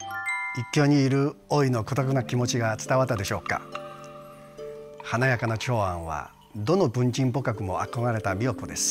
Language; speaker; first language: Japanese; non-native, fluent; Chinese